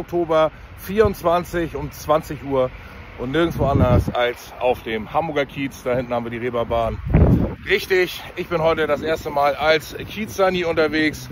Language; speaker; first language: German; native; German